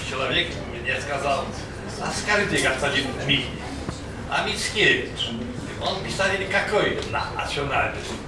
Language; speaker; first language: Russian; non-native, fluent; Polish